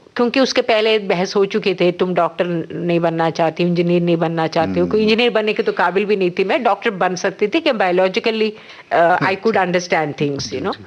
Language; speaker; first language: Hindi; non-native, local second language; Telugu